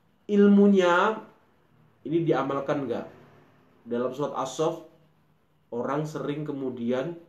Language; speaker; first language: Indonesian; native; Indonesian